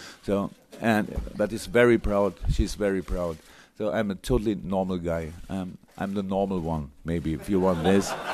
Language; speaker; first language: English; non-native, fluent; German